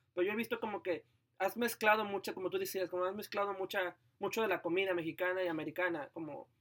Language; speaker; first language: Spanish; native; Spanish